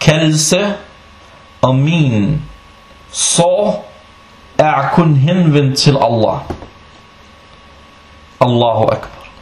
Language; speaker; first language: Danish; non-native, fluent; Arabic